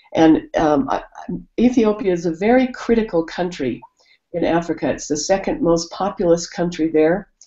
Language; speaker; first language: English; native; English